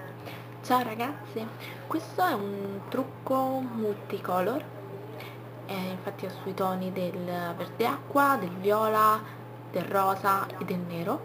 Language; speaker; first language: Italian; native; Italian